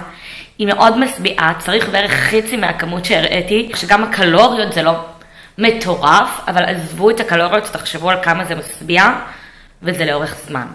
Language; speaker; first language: Hebrew; native; Hebrew